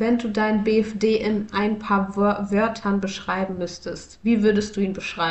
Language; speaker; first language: German; native; German